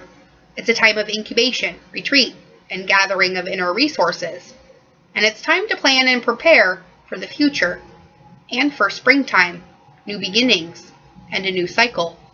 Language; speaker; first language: English; native; English